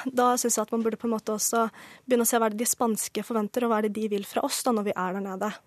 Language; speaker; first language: Norwegian; early bilingual, other home language; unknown